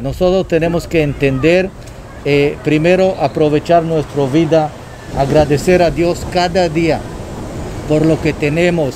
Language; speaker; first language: Spanish; non-native, fluent; Hebrew